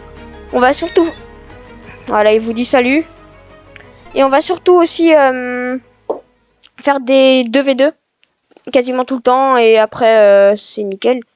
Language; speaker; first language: French; native; French